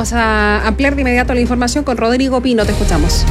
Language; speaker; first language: Spanish; native; Spanish